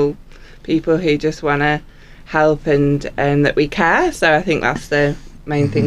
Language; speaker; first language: English; native; English